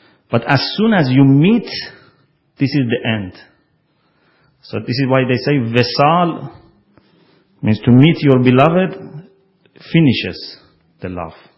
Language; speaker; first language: English; non-native, fluent; Persian